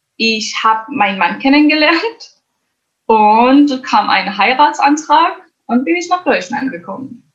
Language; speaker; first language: German; non-native, fluent; Kurdish